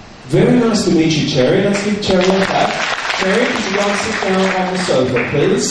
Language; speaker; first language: English; native; English